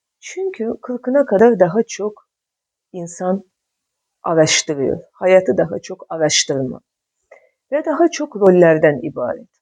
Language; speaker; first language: Turkish; non-native, fluent; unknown